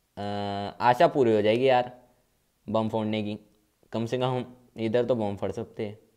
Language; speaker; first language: Hindi; non-native, local second language; Marathi